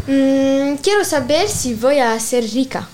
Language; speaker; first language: Spanish; non-native, learner; French